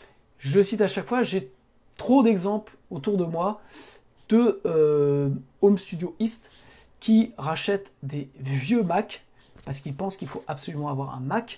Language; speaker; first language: French; native; French